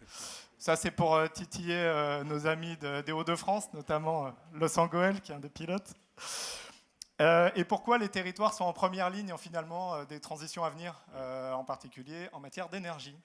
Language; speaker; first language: French; native; French